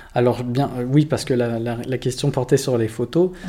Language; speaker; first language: French; native; French